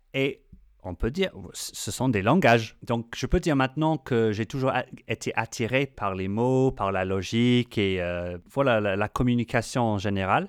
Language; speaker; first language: French; non-native, fluent; English